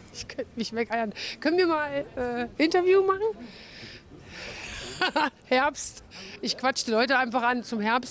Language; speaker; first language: German; native; German